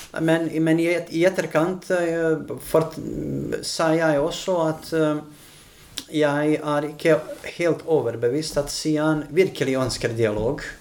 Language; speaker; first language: Norwegian; non-native, fluent; Bosnian